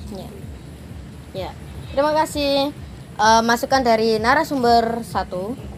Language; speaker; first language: Indonesian; native; Indonesian